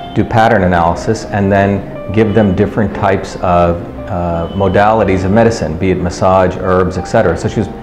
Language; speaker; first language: English; early bilingual, other home language; Tamil